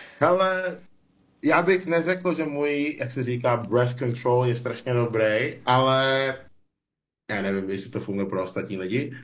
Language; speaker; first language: Czech; non-native, fluent; English